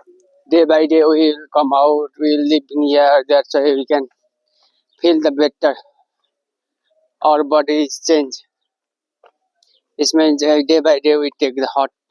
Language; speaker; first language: English; non-native, learner; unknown